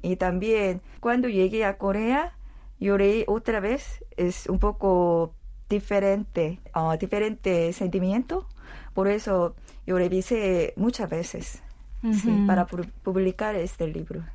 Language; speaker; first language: Spanish; non-native, learner; Korean